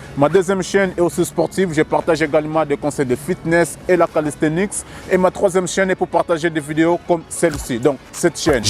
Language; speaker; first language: French; non-native, fluent; Portuguese